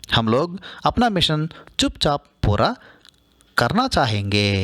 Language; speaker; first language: Hindi; non-native, local second language; Telugu